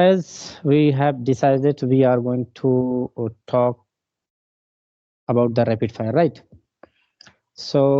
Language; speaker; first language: English; non-native, local second language; Hindi